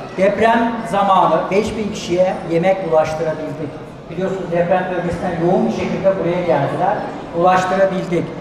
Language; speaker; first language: Turkish; native; Turkish